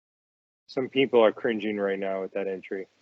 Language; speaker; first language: English; native; English